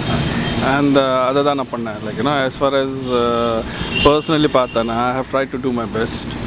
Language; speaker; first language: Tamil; non-native, learner; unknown